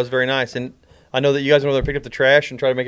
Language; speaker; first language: English; native; English